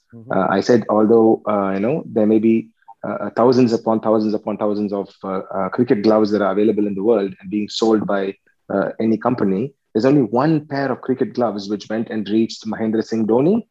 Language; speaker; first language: English; non-native, local second language; Tamil